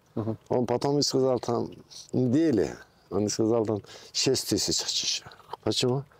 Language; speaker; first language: Russian; non-native, learner; Turkish